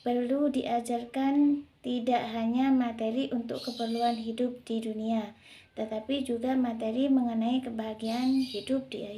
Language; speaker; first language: Indonesian; native; Indonesian